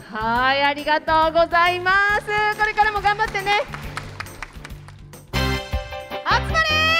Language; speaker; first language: Japanese; native; Japanese